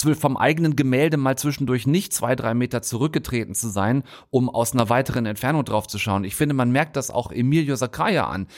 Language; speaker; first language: German; native; German